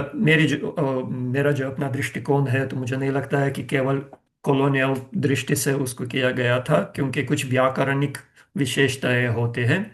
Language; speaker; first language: Hindi; non-native, fluent; Ukrainian